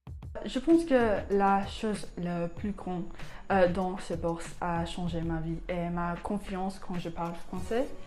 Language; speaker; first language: French; non-native, learner; English